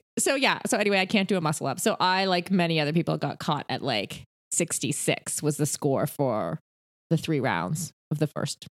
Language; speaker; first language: English; native; English